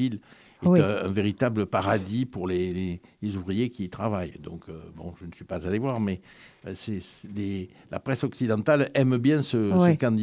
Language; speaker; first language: French; native; French